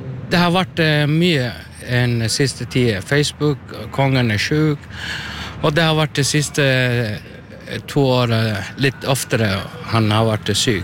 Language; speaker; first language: Norwegian; non-native, learner; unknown